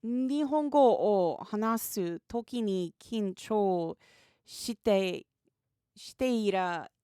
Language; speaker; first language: Japanese; non-native, learner; English